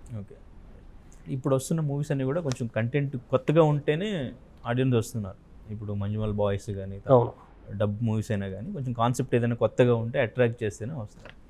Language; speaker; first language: Telugu; native; Telugu